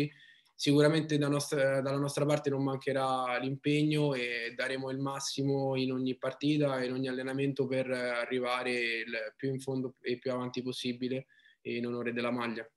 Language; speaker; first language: Italian; native; Italian